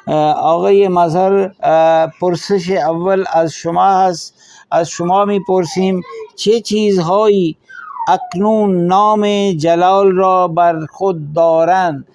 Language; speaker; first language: Persian; non-native, fluent; Urdu